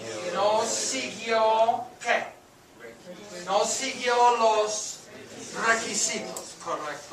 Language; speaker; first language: Spanish; non-native, fluent; English